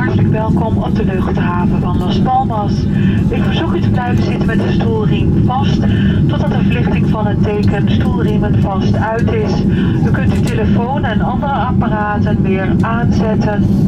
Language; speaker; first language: Dutch; native; Dutch